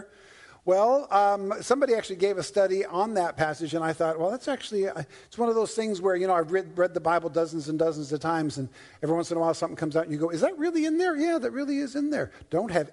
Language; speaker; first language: English; native; English